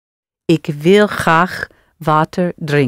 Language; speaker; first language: Dutch; non-native, learner; English